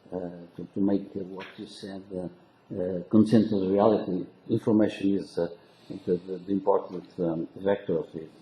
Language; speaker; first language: English; non-native, local second language; Portuguese